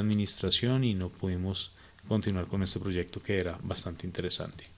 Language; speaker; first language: Spanish; native; Spanish